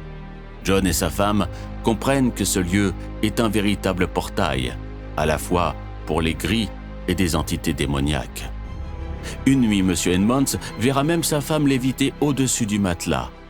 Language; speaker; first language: French; native; French